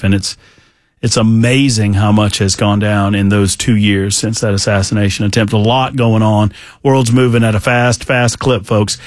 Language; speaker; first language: English; native; English